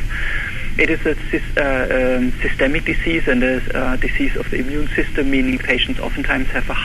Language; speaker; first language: English; non-native, fluent; German